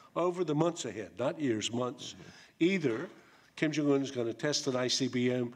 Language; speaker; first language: English; native; English